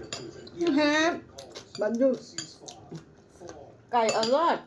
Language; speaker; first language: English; non-native, learner; Thai